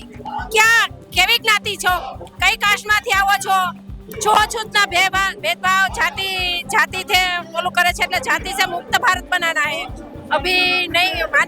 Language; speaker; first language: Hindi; non-native, local second language; Gujarati